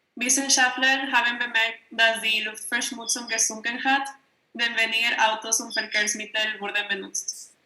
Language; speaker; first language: German; non-native, learner; Spanish